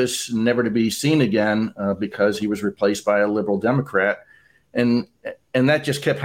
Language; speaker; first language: English; native; English